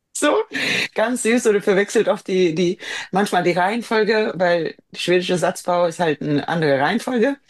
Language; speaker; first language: German; non-native, fluent; Swedish